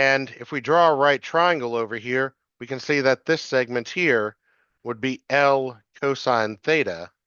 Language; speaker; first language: English; native; English